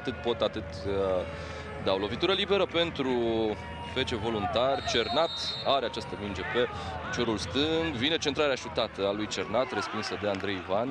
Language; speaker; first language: Romanian; native; Romanian